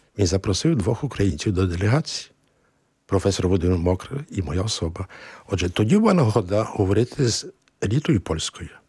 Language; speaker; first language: Ukrainian; early bilingual, heritage; Ukrainian